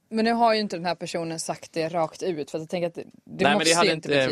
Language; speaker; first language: Swedish; native; Swedish